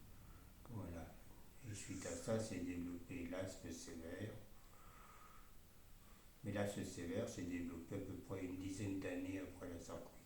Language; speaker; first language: French; native; French